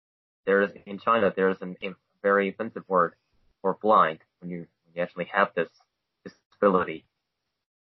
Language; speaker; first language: English; non-native, fluent; Chinese